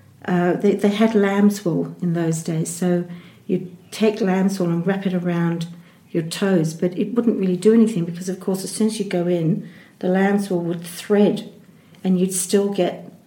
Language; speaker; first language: English; native; English